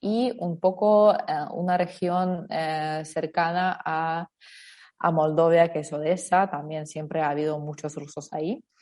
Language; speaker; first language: Spanish; non-native, fluent; Russian